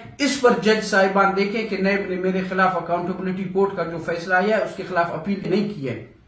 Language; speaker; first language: Urdu; non-native, local second language; Baluchi